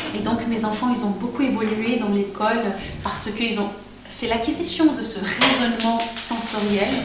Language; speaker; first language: French; non-native, fluent; Portuguese